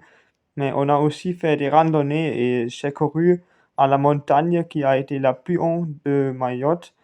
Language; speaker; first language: French; non-native, learner; German